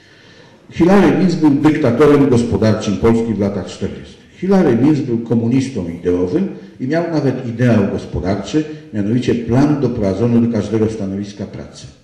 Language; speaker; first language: Polish; native; Polish